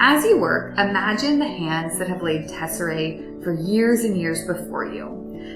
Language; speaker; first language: English; native; English